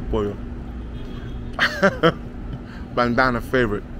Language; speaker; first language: Spanish; non-native, learner; English